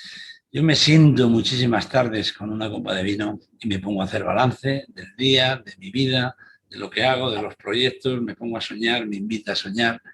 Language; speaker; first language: Spanish; native; Spanish